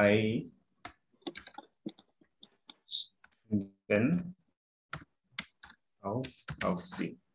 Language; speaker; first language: German; non-native, fluent; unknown